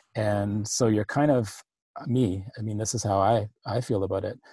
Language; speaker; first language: English; native; English